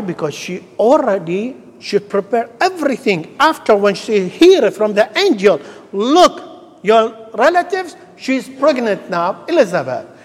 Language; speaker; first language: English; non-native, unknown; Arabic